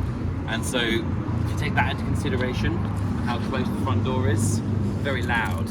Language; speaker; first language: English; native; English